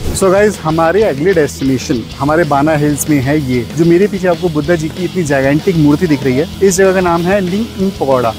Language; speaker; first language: Hindi; native; Hindi